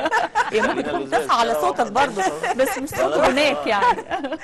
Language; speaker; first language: Arabic; native; Arabic